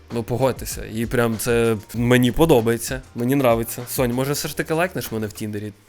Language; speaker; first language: Ukrainian; non-native, local second language; Russian